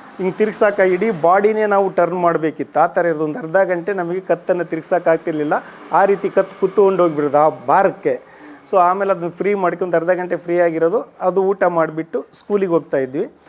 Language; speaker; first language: Kannada; native; Kannada